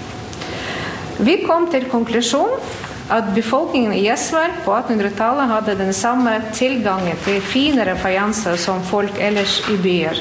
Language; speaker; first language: Norwegian; non-native, fluent; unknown